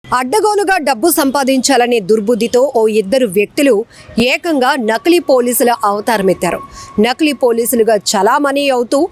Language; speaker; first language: Telugu; native; Telugu